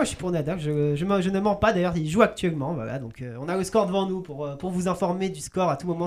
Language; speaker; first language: French; native; French